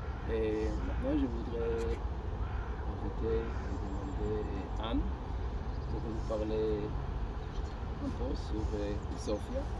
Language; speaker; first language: French; non-native, fluent; Hebrew